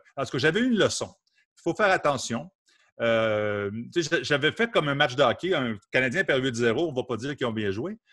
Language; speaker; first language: French; native; French